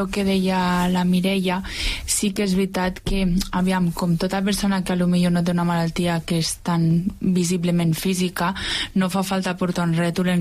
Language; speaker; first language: Catalan; native; Catalan